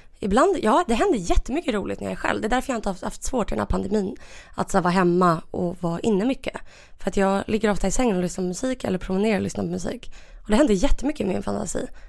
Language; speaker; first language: Swedish; native; Swedish